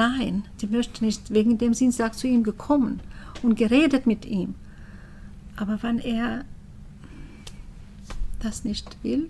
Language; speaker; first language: German; early bilingual, heritage; German